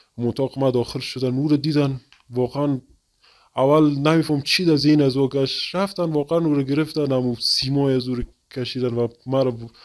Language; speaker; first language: Persian; native; Persian